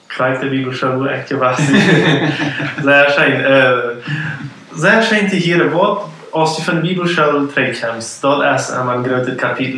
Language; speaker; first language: German; non-native, learner; Plautdietsch